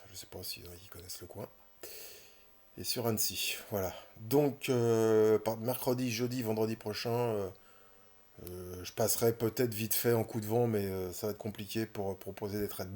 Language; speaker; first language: French; native; French